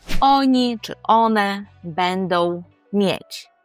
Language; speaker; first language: Polish; non-native, fluent; Ukrainian